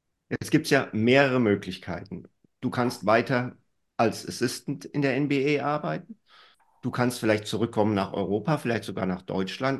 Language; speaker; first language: German; native; German